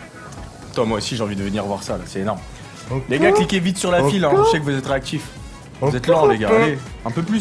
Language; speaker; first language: French; native; French